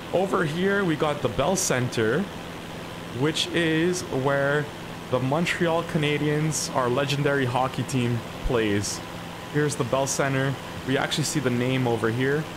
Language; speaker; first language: English; native; English